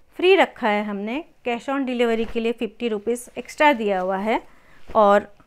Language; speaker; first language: Hindi; non-native, local second language; Marathi